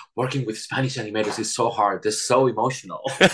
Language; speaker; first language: English; non-native, fluent; Spanish